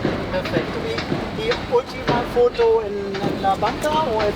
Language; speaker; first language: Spanish; non-native, learner; German